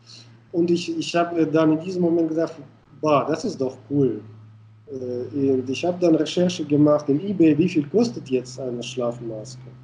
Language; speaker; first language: German; non-native, fluent; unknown